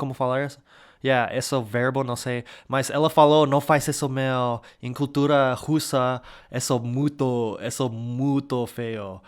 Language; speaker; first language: Portuguese; non-native, fluent; English